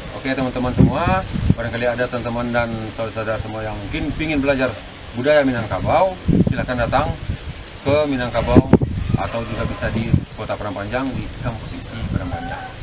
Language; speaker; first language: Indonesian; native; Indonesian